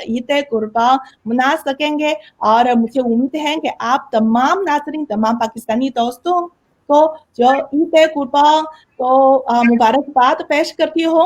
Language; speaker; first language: Hindi; non-native, fluent; Chinese